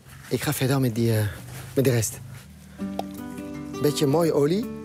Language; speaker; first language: Dutch; non-native, fluent; French